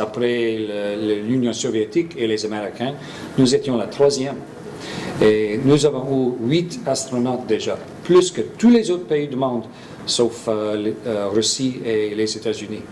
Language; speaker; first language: French; non-native, fluent; English